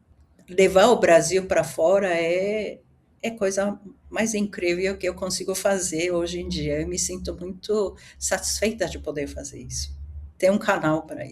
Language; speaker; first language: Portuguese; early bilingual, other home language; Japanese